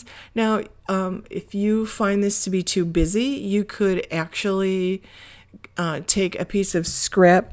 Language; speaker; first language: English; native; English